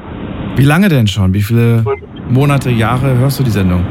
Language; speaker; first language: German; native; German